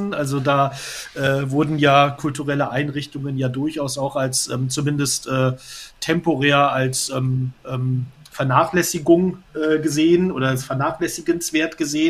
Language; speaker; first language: German; native; German